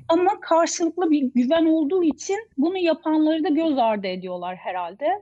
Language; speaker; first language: Turkish; native; Turkish